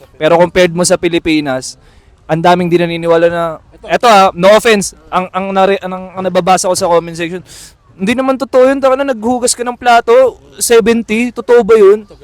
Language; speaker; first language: Filipino; native; Filipino